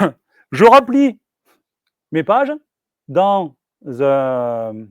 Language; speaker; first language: French; native; French